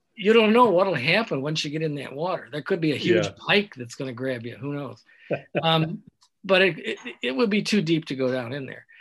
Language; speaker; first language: English; native; English